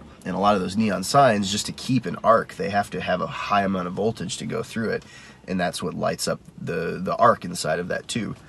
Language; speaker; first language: English; native; English